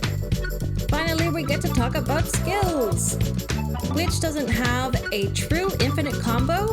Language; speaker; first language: English; native; English